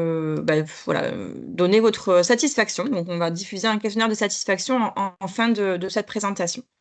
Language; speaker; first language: French; native; French